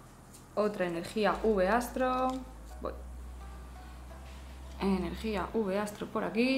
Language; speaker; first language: Spanish; native; Spanish